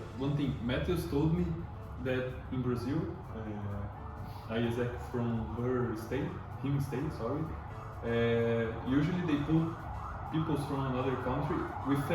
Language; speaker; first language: English; non-native, learner; Portuguese